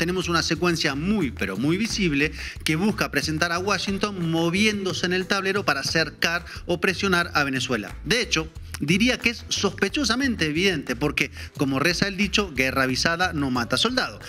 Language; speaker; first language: Spanish; native; Spanish